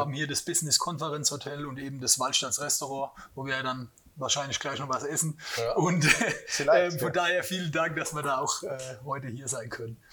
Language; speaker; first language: German; native; German